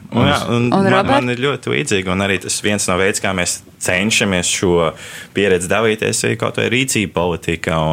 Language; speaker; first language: Latvian; early bilingual, heritage; Latvian